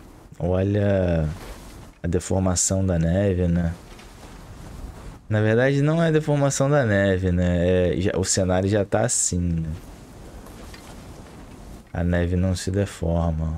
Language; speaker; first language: Portuguese; native; Portuguese